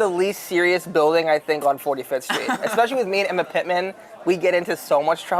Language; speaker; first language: English; native; English